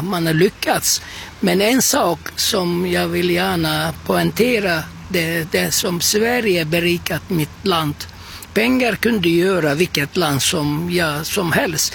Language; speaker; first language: Swedish; non-native, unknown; Turkish